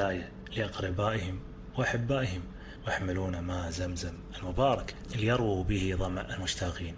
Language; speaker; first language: Arabic; native; Arabic